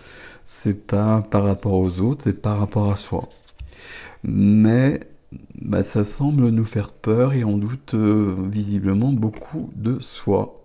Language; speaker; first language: French; native; French